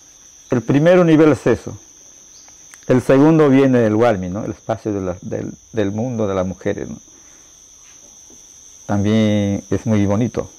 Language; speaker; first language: Spanish; non-native, local second language; Shipibo-Conibo